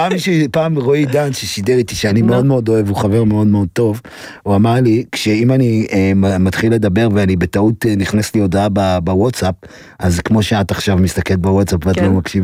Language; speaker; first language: Hebrew; native; Hebrew